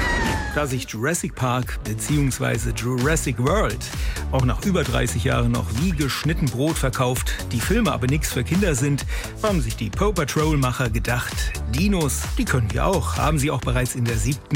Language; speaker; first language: German; native; German